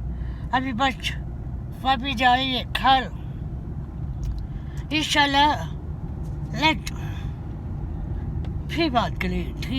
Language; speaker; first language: Hindi; non-native, learner; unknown